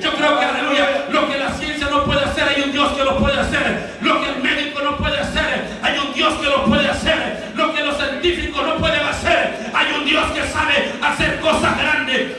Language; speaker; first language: Spanish; native; Spanish